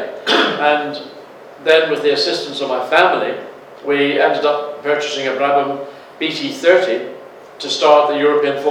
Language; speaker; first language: English; native; English